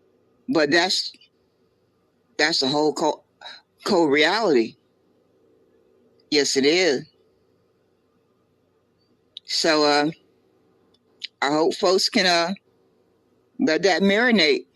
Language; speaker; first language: English; native; English